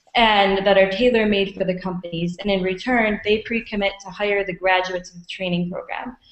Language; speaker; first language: English; native; English